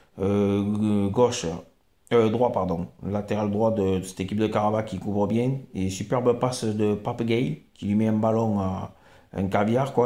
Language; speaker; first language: French; native; French